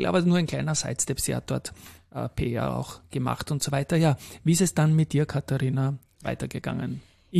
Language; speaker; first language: German; native; German